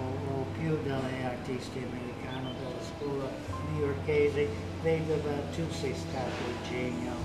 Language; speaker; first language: Italian; non-native, learner; English